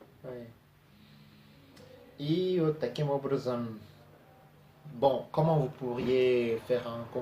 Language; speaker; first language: French; non-native, learner; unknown